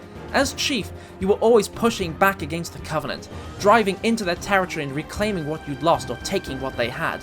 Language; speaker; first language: English; native; English